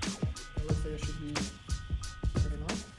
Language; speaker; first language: English; native; English